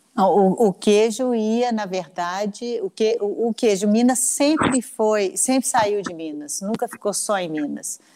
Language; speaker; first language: Portuguese; native; Portuguese